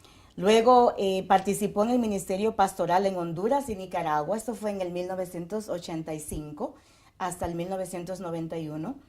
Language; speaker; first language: Spanish; native; Spanish